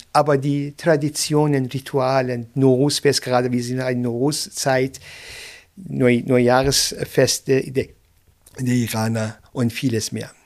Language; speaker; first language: German; non-native, fluent; Persian